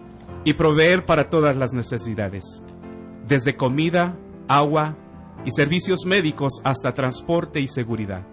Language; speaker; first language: Spanish; native; Spanish